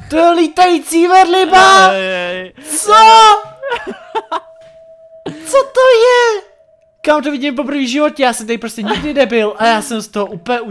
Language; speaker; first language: Czech; native; Czech